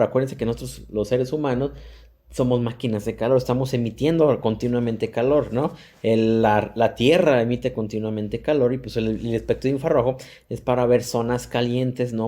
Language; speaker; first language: Spanish; native; Spanish